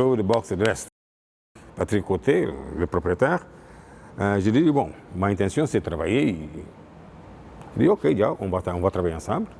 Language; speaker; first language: French; non-native, fluent; Portuguese